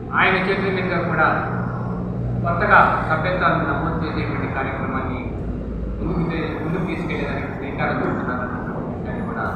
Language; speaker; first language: Telugu; native; Telugu